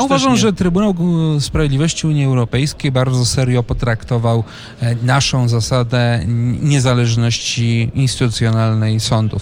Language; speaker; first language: Polish; native; Polish